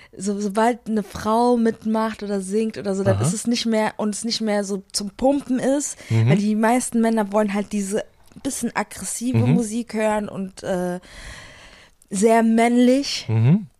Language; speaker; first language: German; native; German